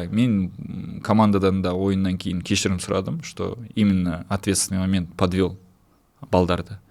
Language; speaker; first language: Russian; non-native, local second language; Kazakh